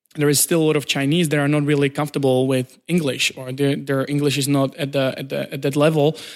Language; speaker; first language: English; non-native, fluent; Czech